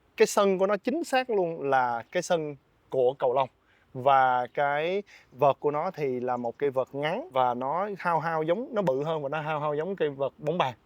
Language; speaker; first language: Vietnamese; native; Vietnamese